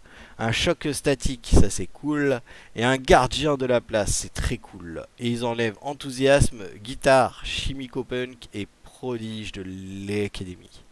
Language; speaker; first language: French; native; French